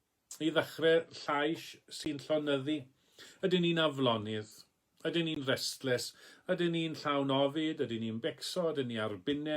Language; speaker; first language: Welsh; native; Welsh